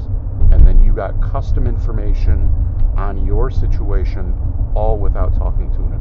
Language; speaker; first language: English; native; English